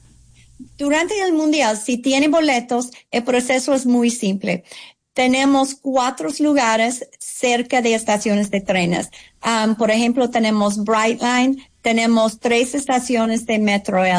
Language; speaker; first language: Spanish; non-native, fluent; English